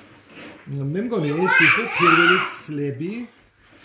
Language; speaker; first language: Georgian; non-native, learner; German